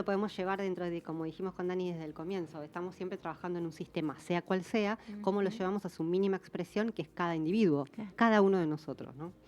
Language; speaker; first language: Spanish; native; Spanish